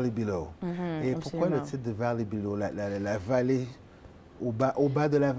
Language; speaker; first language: French; native; French